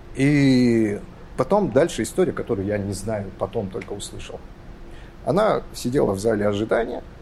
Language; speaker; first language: Russian; non-native, local second language; Kazakh